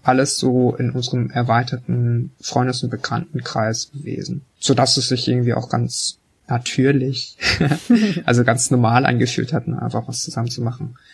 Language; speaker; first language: German; early bilingual, other home language; Korean